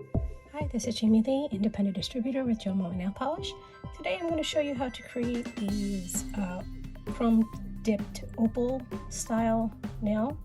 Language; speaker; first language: English; native; English